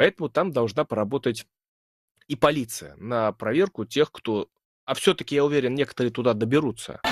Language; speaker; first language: Russian; native; Russian